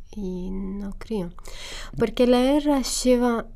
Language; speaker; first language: Spanish; non-native, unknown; Arabic